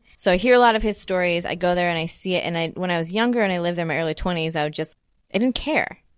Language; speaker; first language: English; native; English